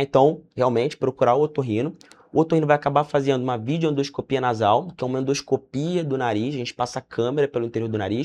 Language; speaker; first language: Portuguese; native; Portuguese